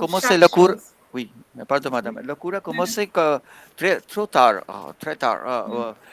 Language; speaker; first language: French; non-native, fluent; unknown